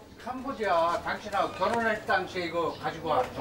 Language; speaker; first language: Korean; native; Korean